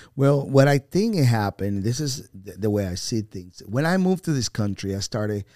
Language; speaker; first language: English; non-native, fluent; Spanish